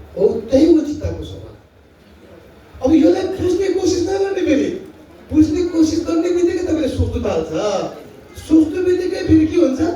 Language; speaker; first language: Nepali; non-native, local second language; Tibetan